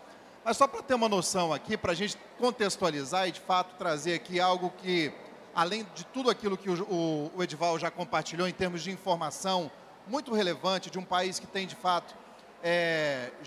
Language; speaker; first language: Portuguese; native; Portuguese